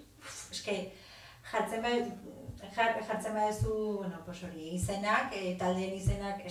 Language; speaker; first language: Basque; non-native, local second language; Spanish